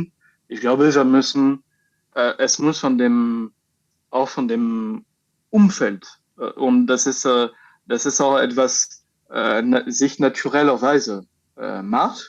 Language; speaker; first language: German; non-native, fluent; French